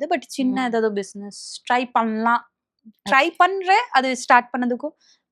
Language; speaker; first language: Tamil; non-native, local second language; Bangla